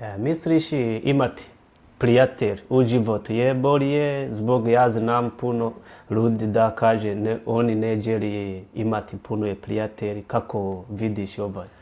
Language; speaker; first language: Bosnian; non-native, learner; Rundi